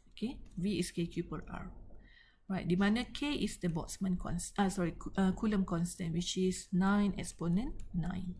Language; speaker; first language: English; non-native, local second language; Malay